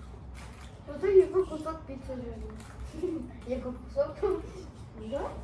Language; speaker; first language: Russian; non-native, local second language; Kazakh